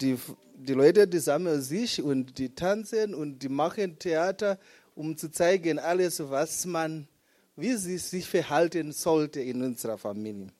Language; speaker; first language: German; non-native, fluent; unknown